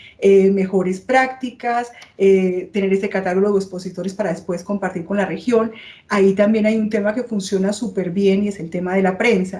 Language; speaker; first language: Spanish; native; Spanish